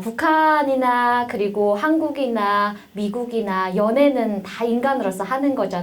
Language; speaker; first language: Korean; native; Korean